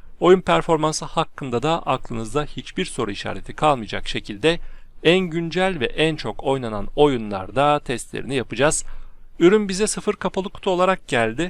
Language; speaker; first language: Turkish; native; Turkish